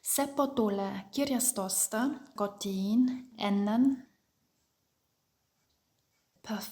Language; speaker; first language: Finnish; non-native, fluent; German